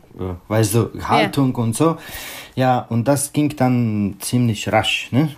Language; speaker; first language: German; non-native, learner; Czech